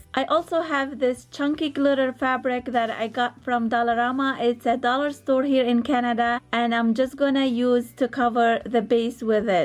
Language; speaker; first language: English; non-native, fluent; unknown